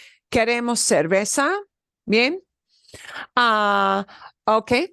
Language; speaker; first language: Spanish; non-native, fluent; English